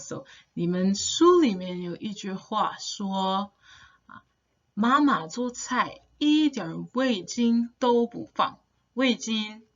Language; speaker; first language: Chinese; non-native, fluent; English